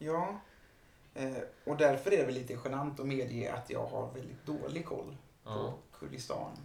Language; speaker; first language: Swedish; native; Swedish